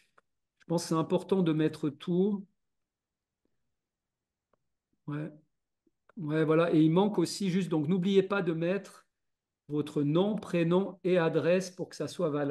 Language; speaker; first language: French; native; French